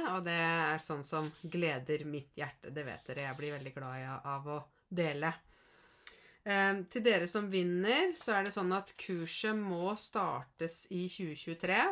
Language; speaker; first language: Norwegian; native; Norwegian